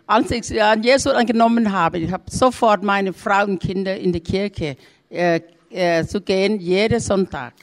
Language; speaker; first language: German; non-native, learner; Thai